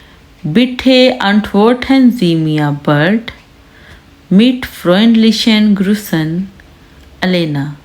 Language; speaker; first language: German; non-native, learner; Urdu